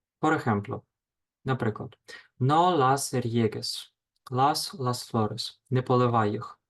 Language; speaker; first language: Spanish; non-native, fluent; Ukrainian